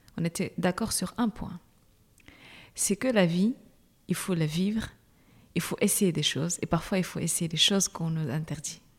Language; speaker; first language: French; non-native, local second language; Arabic